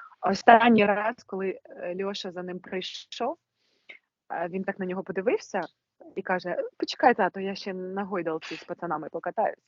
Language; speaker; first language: Ukrainian; non-native, local second language; Russian